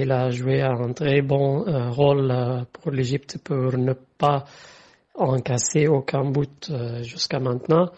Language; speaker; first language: French; non-native, fluent; Arabic